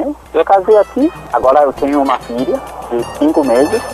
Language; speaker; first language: Portuguese; non-native, learner; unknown